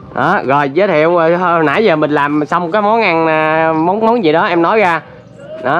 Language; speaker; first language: Vietnamese; native; Vietnamese